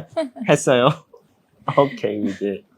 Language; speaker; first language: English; non-native, learner; Korean